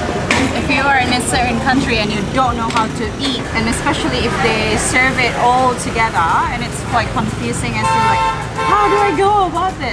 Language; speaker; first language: English; non-native, fluent; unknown